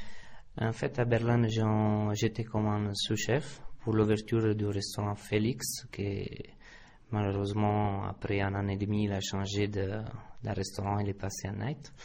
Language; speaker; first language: French; non-native, fluent; Italian